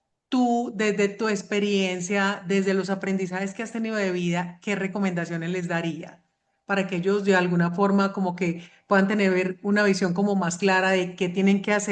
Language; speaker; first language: Spanish; native; Spanish